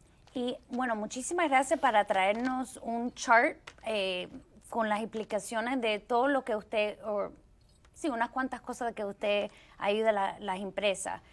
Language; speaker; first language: Spanish; early bilingual, heritage; Spanish